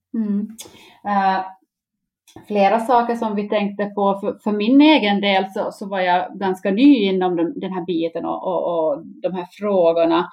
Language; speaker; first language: Swedish; native; Swedish